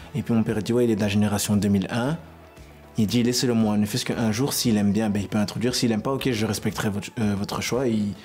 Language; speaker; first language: French; native; French